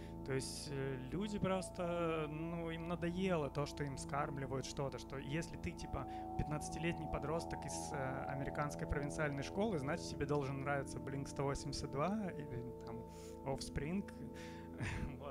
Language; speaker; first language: Russian; native; Russian